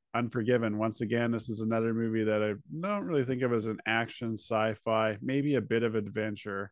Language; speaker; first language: English; native; English